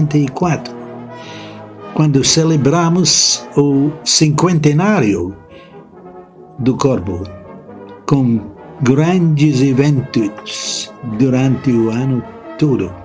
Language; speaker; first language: Portuguese; non-native, fluent; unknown